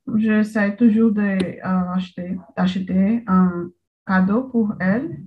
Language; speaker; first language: French; non-native, learner; Portuguese